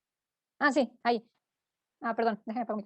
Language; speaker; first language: Spanish; native; Spanish